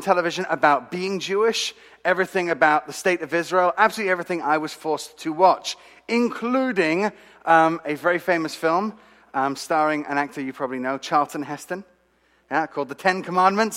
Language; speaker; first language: English; native; English